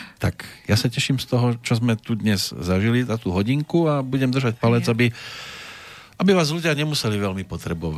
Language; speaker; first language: Slovak; native; Slovak